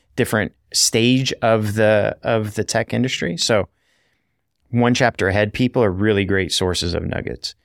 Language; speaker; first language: English; native; English